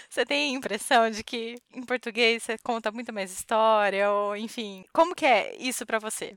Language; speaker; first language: Portuguese; native; Portuguese